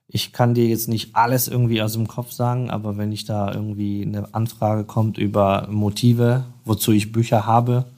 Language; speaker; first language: German; non-native, fluent; Polish